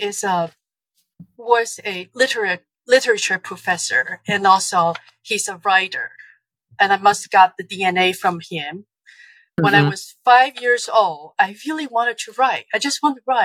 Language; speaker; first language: English; non-native, fluent; Chinese